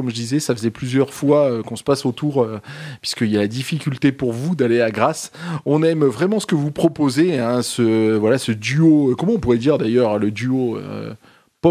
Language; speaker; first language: French; native; French